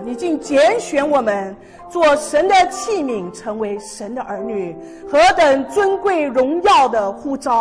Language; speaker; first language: Chinese; native; Chinese